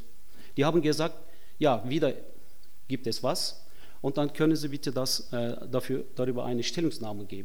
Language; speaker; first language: German; non-native, fluent; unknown